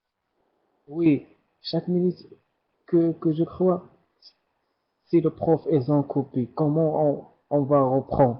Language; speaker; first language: French; non-native, learner; Arabic